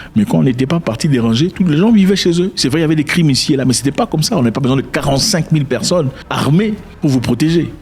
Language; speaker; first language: French; non-native, local second language; Lingala